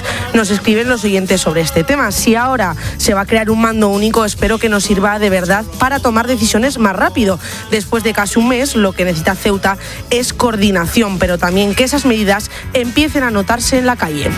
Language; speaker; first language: Spanish; native; Spanish